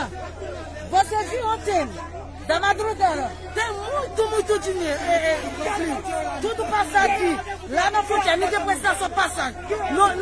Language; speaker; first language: Portuguese; non-native, learner; Haitian Creole